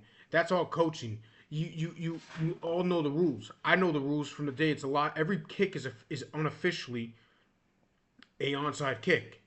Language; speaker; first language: English; native; English